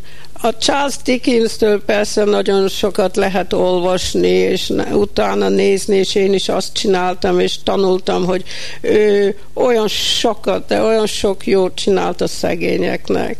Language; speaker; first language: Hungarian; early bilingual, heritage; Hungarian